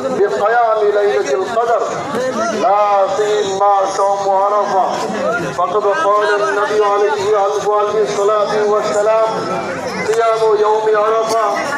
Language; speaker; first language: Arabic; non-native, fluent; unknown